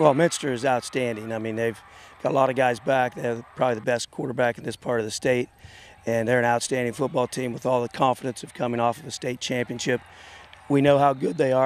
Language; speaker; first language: English; native; English